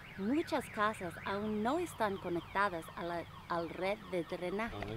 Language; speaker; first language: Spanish; non-native, learner; English